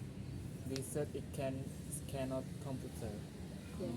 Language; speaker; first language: English; non-native, learner; Indonesian